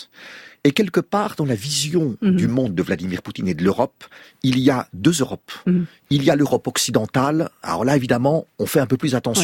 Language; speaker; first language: French; native; French